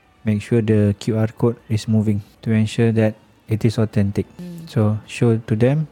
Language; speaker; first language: English; non-native, local second language; Malay